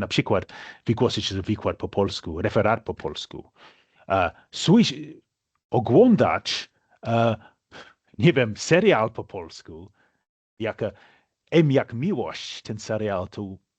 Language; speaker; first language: Polish; non-native, fluent; English